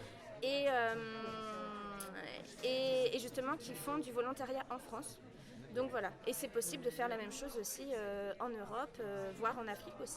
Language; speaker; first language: French; native; French